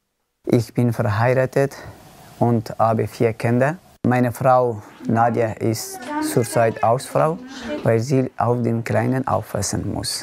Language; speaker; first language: German; non-native, learner; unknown